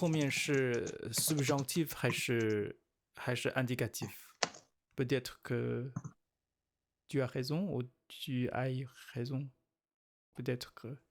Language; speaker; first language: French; non-native, learner; Chinese